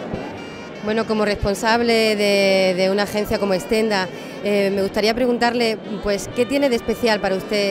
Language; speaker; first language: Spanish; native; Spanish